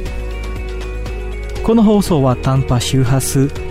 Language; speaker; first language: Japanese; non-native, fluent; Indonesian